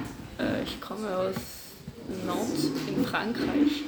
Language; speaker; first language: German; non-native, learner; French